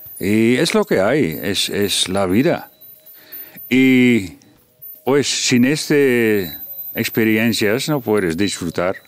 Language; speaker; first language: Spanish; non-native, fluent; Dutch